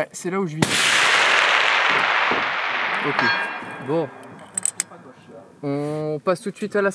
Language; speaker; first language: French; native; French